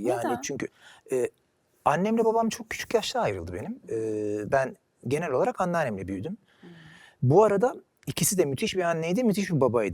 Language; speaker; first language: Turkish; native; Turkish